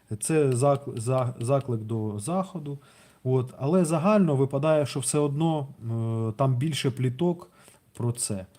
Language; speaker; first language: Ukrainian; non-native, local second language; Russian